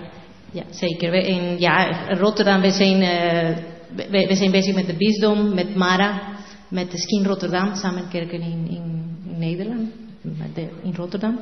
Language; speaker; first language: Dutch; non-native, learner; Spanish